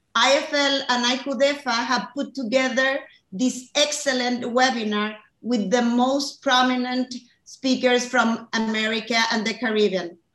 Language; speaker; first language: English; non-native, fluent; Spanish